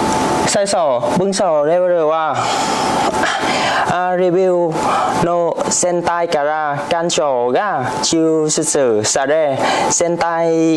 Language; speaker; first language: Japanese; non-native, learner; Vietnamese